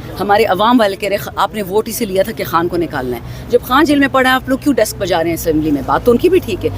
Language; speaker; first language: Urdu; non-native, local second language; Pashto